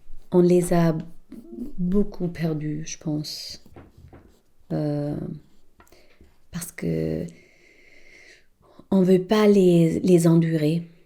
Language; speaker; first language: French; non-native, fluent; German